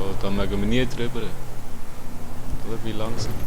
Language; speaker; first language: German; native; German